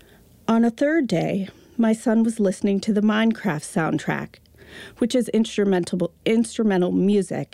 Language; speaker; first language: English; native; English